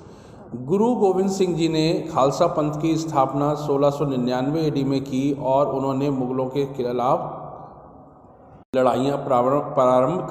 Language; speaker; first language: Hindi; native; Hindi